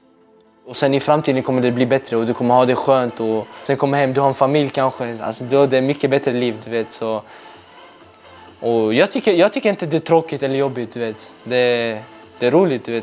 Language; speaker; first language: Swedish; early bilingual, other home language; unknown